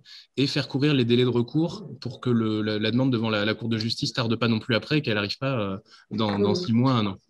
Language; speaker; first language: French; native; French